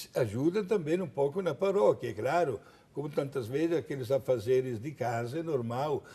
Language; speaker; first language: Portuguese; non-native, fluent; Italian